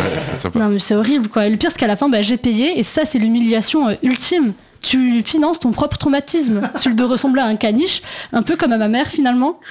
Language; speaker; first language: French; native; French